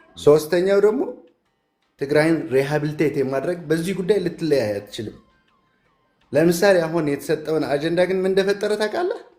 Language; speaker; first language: Amharic; non-native, local second language; Tigrinya